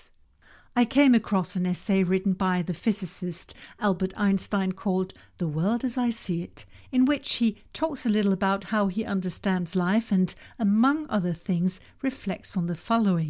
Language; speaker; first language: English; non-native, fluent; Danish